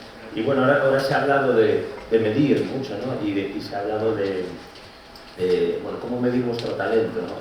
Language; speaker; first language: Spanish; native; Spanish